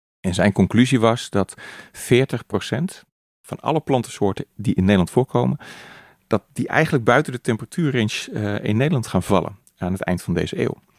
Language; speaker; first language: Dutch; native; Dutch